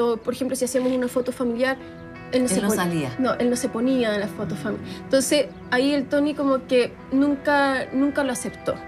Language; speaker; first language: Spanish; native; Spanish